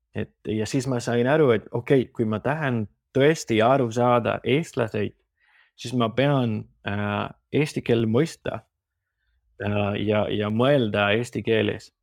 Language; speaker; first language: Estonian; non-native, fluent; Spanish